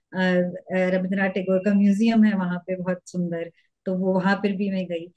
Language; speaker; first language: Hindi; native; Hindi